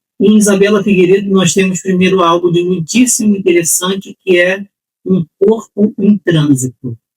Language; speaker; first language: Portuguese; native; Portuguese